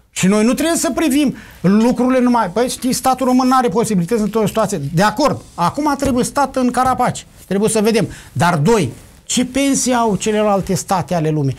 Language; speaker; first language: Romanian; native; Romanian